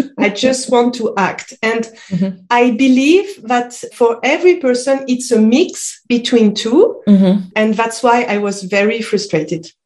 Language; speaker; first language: English; non-native, fluent; French